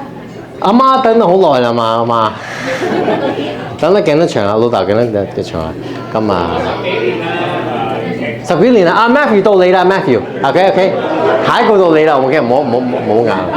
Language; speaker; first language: Chinese; early bilingual, heritage; Cantonese